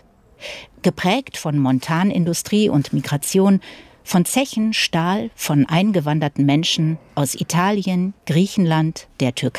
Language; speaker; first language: German; native; German